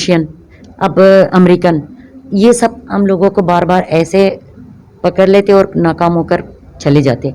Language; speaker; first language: Hindi; non-native, learner; Pashto